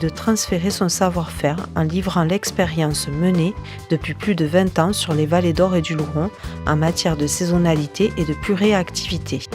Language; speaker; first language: French; native; French